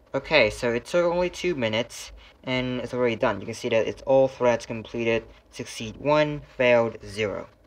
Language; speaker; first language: English; non-native, fluent; Vietnamese